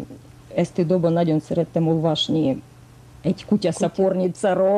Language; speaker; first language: Hungarian; non-native, fluent; Russian